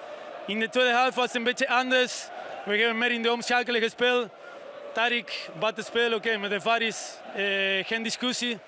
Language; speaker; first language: Dutch; non-native, fluent; Spanish